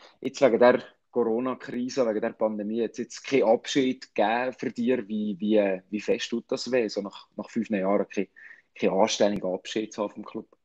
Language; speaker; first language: German; native; German